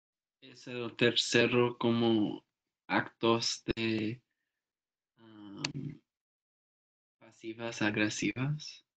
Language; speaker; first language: Spanish; non-native, learner; English